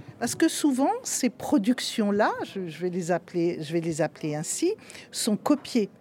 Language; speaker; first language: French; native; French